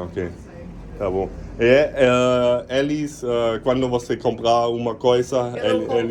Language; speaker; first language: Portuguese; non-native, learner; German